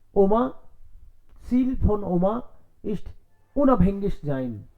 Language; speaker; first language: German; non-native, fluent; Hindi